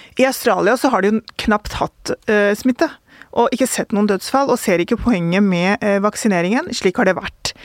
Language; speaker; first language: Norwegian; early bilingual, other home language; Urdu